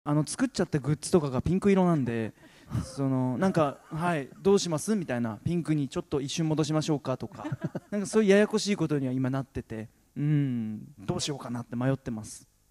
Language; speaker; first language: Japanese; native; Japanese